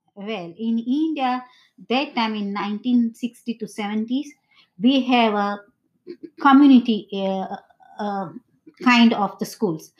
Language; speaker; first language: English; non-native, local second language; Gujarati